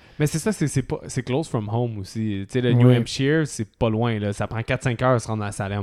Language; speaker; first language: French; native; French